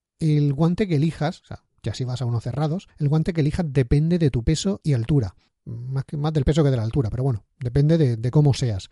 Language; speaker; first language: Spanish; native; Spanish